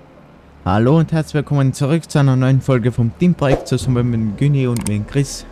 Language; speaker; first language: German; native; German